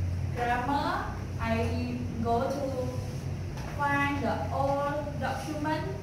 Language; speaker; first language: English; non-native, learner; Khmer